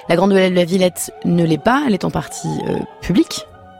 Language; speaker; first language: French; native; French